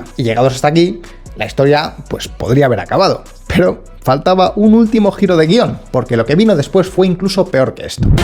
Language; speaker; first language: Spanish; native; Spanish